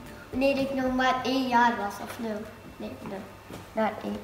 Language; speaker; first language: Dutch; early bilingual, other home language; Nepali